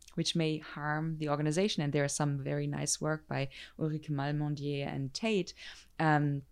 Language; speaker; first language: English; non-native, fluent; German